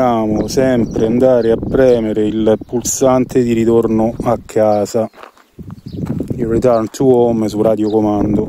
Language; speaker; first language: Italian; native; Italian